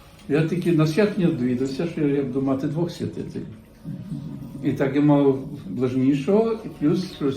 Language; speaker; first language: Ukrainian; early bilingual, heritage; Ukrainian